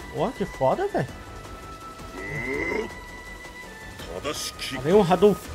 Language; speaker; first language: Portuguese; native; Portuguese